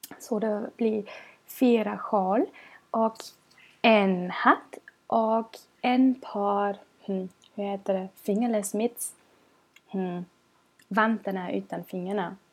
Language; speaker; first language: Swedish; non-native, fluent; German